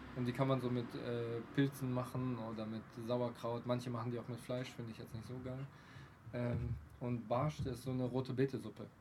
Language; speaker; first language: German; early bilingual, other home language; Polish